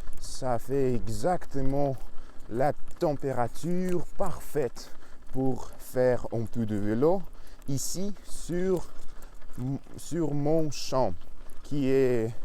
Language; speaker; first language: French; non-native, learner; Russian